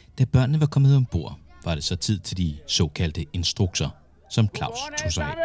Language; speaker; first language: Danish; native; Danish